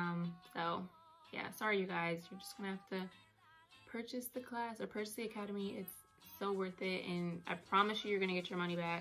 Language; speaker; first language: English; native; English